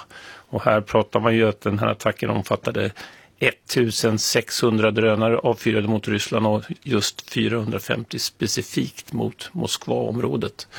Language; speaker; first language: Swedish; native; Swedish